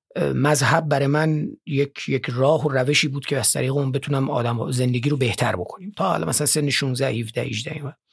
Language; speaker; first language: Persian; native; Persian